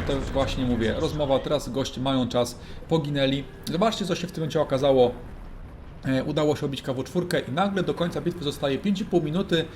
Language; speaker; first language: Polish; native; Polish